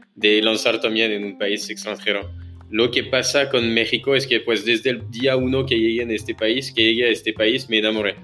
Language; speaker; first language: Spanish; non-native, fluent; French